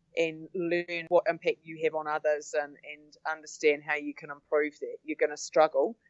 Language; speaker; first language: English; native; English